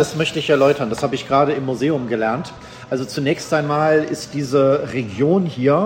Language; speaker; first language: German; native; German